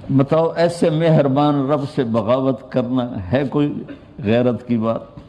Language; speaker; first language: Urdu; non-native, local second language; Punjabi